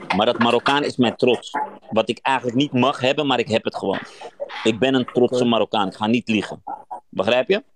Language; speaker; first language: Dutch; early bilingual, other home language; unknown